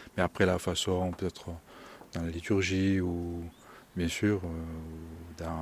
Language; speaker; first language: French; native; French